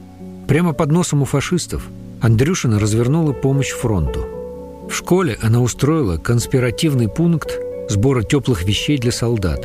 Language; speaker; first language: Russian; native; Russian